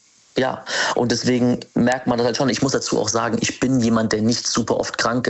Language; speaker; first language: German; native; German